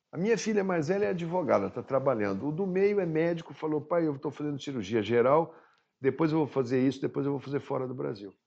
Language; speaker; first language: Portuguese; native; Portuguese